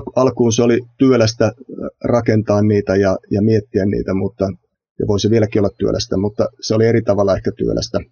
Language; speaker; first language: Finnish; native; Finnish